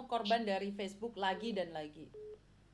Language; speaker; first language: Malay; non-native, local second language; Javanese